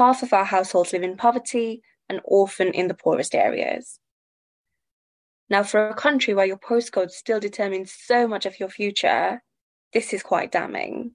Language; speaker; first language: English; native; English